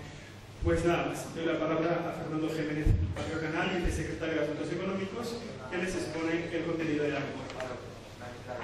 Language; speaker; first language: Spanish; native; Spanish